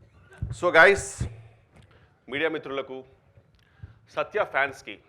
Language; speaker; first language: Telugu; native; Telugu